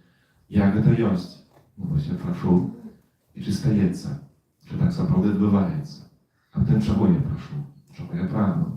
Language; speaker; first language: Polish; non-native, learner; Russian